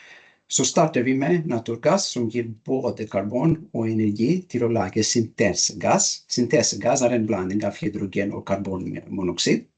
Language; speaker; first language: Norwegian; non-native, learner; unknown